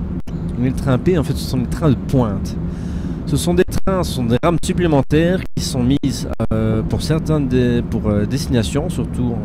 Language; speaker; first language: French; native; French